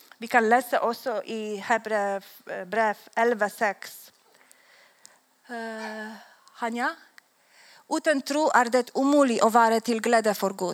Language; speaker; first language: Swedish; non-native, learner; Polish